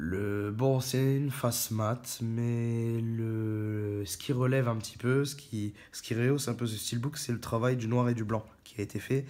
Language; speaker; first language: French; native; French